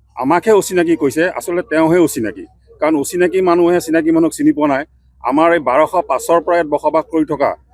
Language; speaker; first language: Assamese; native; Assamese